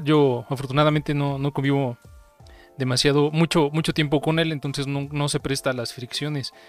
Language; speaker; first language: Spanish; native; Spanish